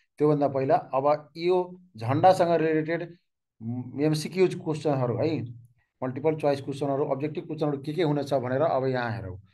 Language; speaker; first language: Nepali; non-native, local second language; Maithili